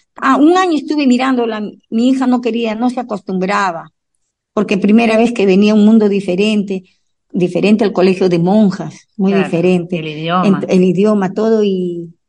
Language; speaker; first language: Spanish; native; Spanish